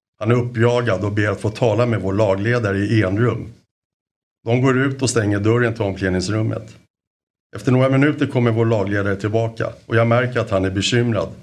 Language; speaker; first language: Swedish; native; Swedish